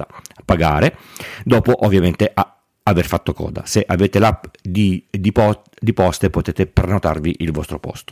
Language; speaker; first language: Italian; native; Italian